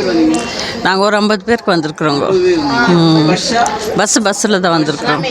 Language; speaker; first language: Tamil; native; Tamil